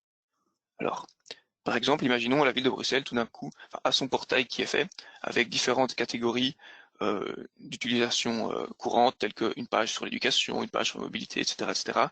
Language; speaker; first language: French; native; French